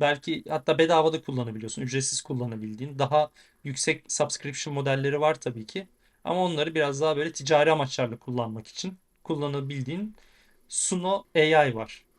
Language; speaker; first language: Turkish; native; Turkish